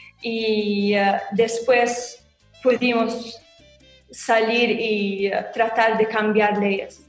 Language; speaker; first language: Spanish; non-native, learner; Arabic